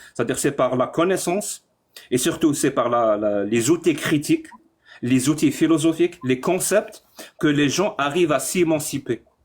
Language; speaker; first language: French; non-native, local second language; Arabic